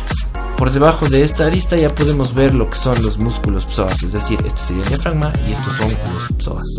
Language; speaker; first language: Spanish; native; Spanish